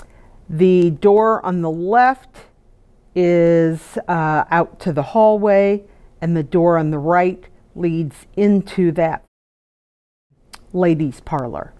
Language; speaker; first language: English; native; English